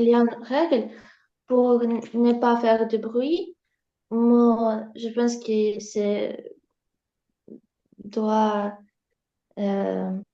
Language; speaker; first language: French; non-native, learner; Russian